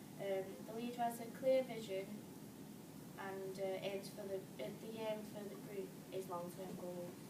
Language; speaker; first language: English; native; English